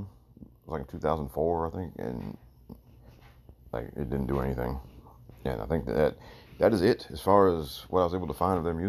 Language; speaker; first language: English; native; English